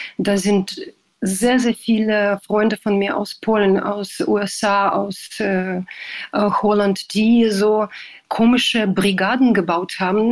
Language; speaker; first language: German; non-native, fluent; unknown